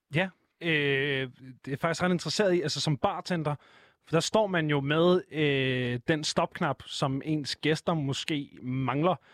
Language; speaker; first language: Danish; native; Danish